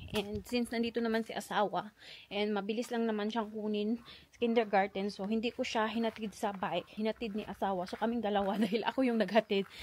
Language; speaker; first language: Filipino; non-native, local second language; Cebuano